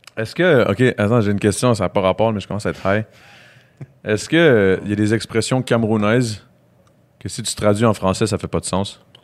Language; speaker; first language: French; native; French